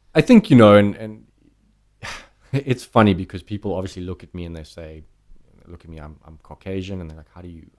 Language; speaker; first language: English; native; English